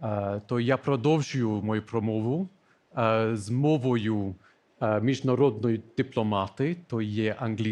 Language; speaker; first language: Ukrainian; non-native, learner; English